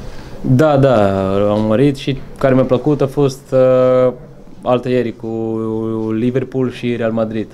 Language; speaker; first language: Romanian; non-native, fluent; Portuguese